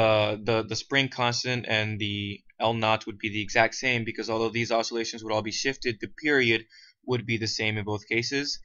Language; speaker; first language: English; native; English